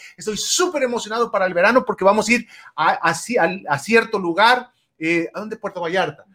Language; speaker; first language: Spanish; native; Spanish